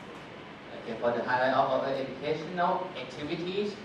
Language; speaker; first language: English; non-native, fluent; Thai